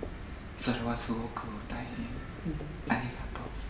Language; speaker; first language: Japanese; non-native, learner; Vietnamese